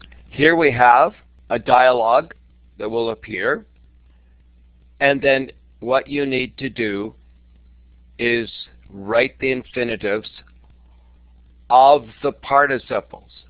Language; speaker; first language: English; native; English